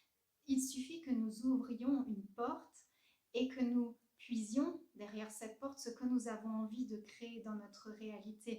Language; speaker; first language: French; native; French